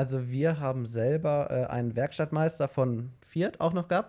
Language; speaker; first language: German; native; German